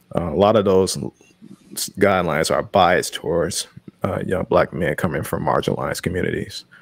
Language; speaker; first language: English; native; English